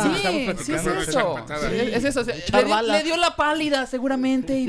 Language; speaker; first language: Spanish; native; Spanish